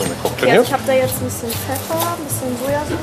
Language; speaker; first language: German; native; German